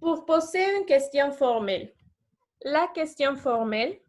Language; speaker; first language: French; non-native, fluent; Spanish